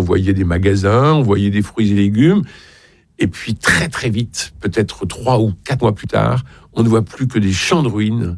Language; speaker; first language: French; native; French